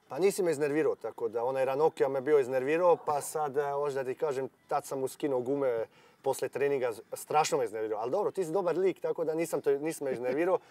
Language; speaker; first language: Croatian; early bilingual, heritage; Serbian